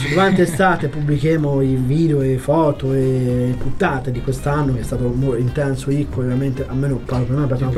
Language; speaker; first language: Italian; native; Italian